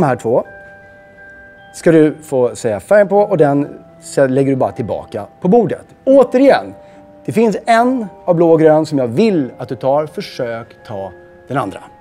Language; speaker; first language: Swedish; native; Swedish